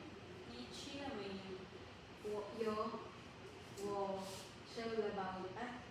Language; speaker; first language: Chinese; non-native, learner; Filipino